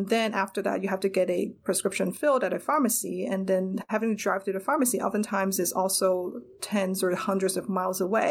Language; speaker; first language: English; non-native, local second language; Cantonese